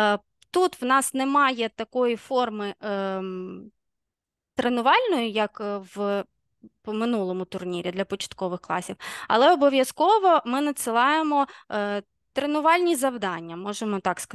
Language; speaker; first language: Ukrainian; native; Ukrainian